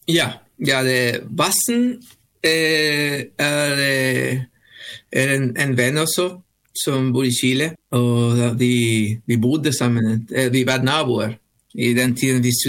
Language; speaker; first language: Norwegian; non-native, learner; Spanish